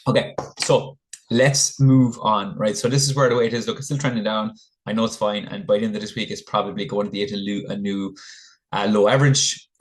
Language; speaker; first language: English; native; English